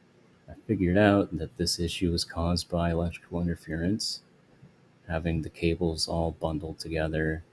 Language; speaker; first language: English; native; English